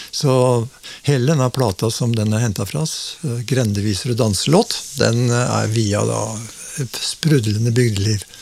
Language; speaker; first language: Norwegian; native; Norwegian